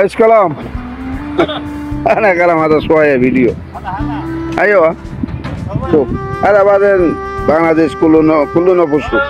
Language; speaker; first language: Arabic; non-native, learner; Bangla